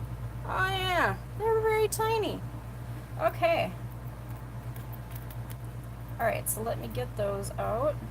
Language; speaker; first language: English; native; English